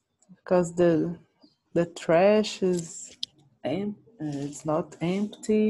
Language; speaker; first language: English; non-native, learner; Portuguese